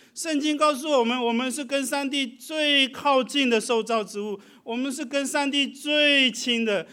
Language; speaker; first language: Chinese; early bilingual, heritage; Chinese